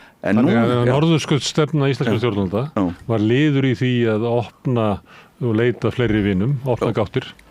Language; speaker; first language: Icelandic; native; Icelandic